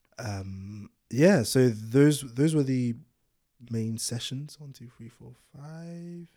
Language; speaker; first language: English; early bilingual, other home language; Yoruba